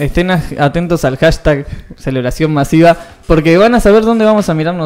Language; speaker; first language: Spanish; native; Spanish